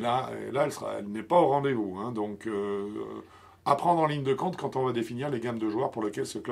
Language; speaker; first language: French; native; French